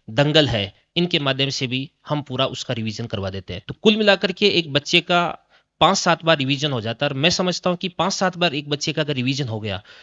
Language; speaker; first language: Hindi; native; Hindi